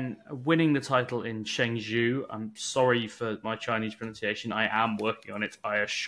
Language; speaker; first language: English; native; English